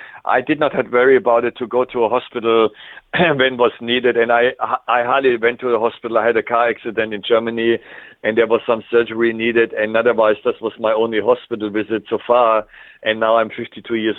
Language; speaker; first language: English; non-native, fluent; German